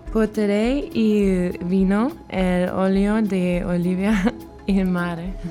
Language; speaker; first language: Italian; non-native, learner; German